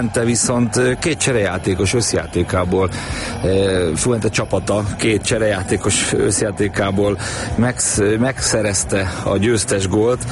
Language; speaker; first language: Hungarian; native; Hungarian